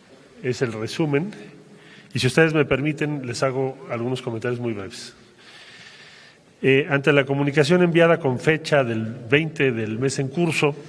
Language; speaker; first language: Spanish; native; Spanish